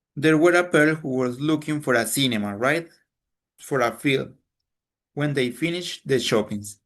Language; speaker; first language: English; non-native, fluent; Spanish